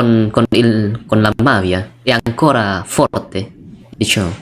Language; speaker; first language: Italian; non-native, learner; Indonesian